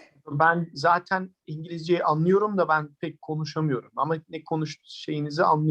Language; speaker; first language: Turkish; early bilingual, heritage; Turkish